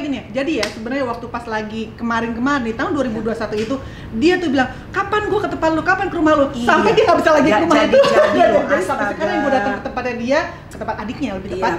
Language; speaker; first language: Indonesian; native; Indonesian